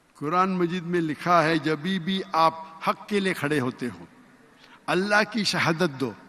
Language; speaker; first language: Urdu; non-native, local second language; Konkani